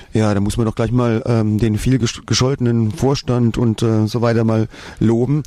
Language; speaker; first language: German; native; German